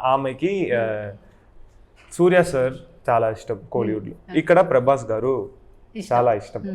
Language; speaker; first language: Telugu; non-native, local second language; Tamil